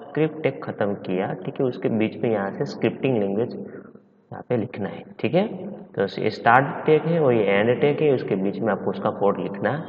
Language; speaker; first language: Hindi; non-native, local second language; Gujarati